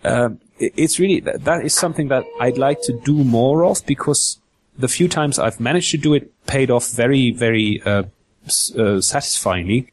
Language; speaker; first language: English; non-native, fluent; German